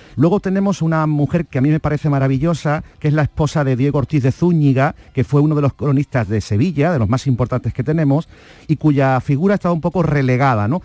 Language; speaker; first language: Spanish; native; Spanish